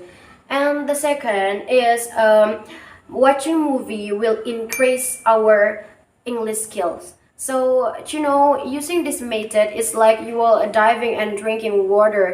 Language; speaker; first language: English; non-native, learner; Indonesian